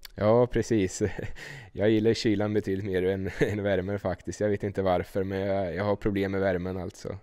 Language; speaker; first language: Swedish; native; Swedish